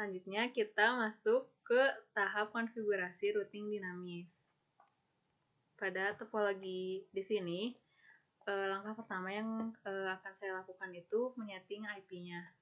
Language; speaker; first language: Indonesian; native; Indonesian